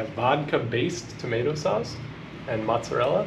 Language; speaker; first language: English; native; English